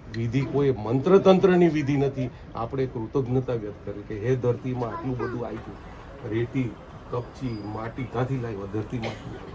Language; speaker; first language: Gujarati; non-native, local second language; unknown